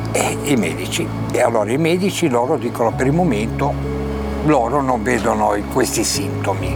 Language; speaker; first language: Italian; native; Italian